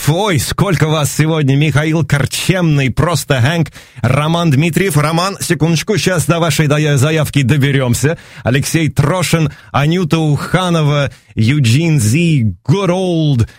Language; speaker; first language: Russian; native; Russian